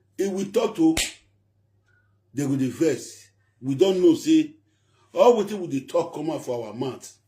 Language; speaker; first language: Nigerian Pidgin; native; Nigerian Pidgin